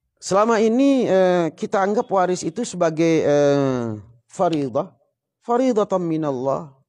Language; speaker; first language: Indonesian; non-native, local second language; Sasak